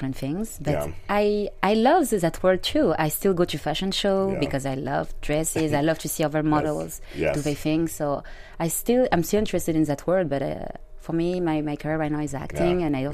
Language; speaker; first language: English; non-native, fluent; French